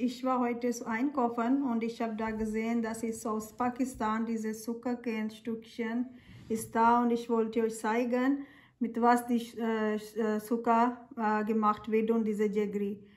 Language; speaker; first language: German; non-native, learner; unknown